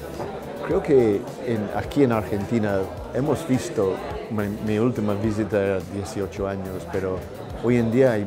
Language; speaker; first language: Spanish; non-native, learner; English